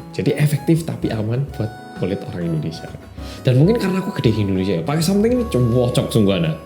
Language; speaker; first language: Indonesian; non-native, fluent; Korean